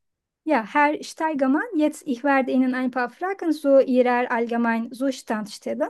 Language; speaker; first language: German; non-native, learner; Turkish